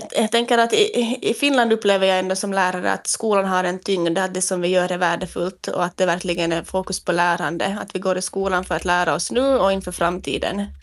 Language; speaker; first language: Swedish; native; Swedish